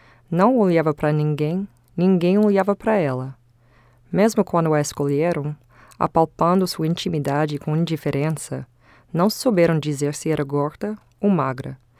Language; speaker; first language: Portuguese; non-native, fluent; English